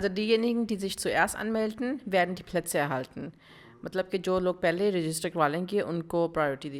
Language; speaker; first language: German; early bilingual, other home language; Urdu